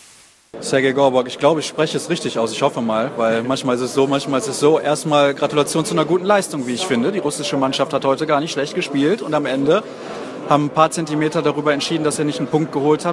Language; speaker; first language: German; native; German